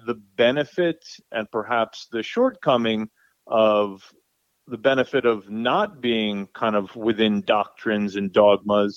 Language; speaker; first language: English; native; English